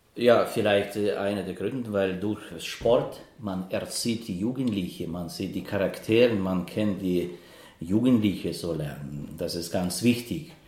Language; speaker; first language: German; non-native, fluent; Russian